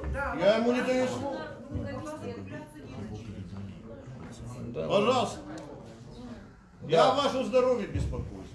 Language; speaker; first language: Russian; native; Russian